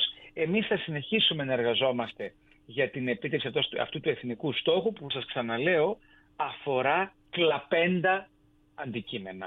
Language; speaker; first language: Greek; native; Greek